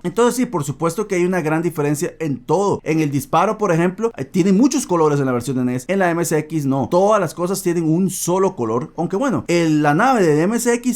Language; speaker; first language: Spanish; native; Spanish